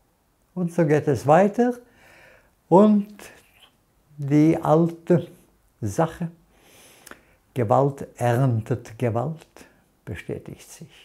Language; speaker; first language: German; non-native, fluent; Norwegian